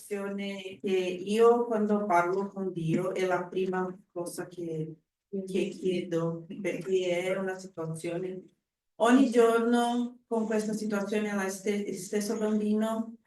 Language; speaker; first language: Italian; non-native, learner; Portuguese